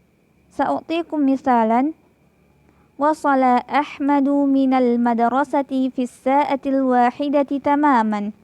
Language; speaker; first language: Arabic; non-native, fluent; Indonesian